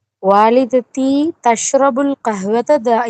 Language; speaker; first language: Arabic; non-native, learner; Tamil